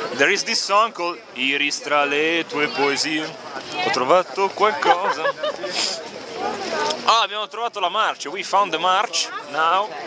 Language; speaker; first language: English; non-native, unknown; Italian